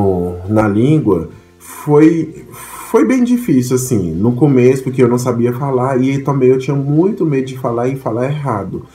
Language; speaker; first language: Portuguese; non-native, fluent; Haitian Creole